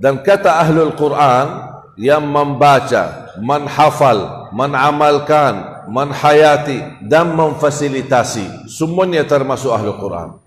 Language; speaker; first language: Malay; non-native, fluent; Arabic